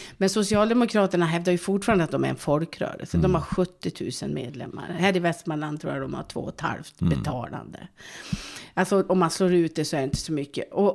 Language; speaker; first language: Swedish; native; Swedish